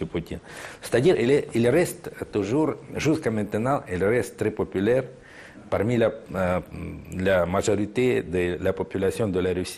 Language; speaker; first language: French; non-native, fluent; Russian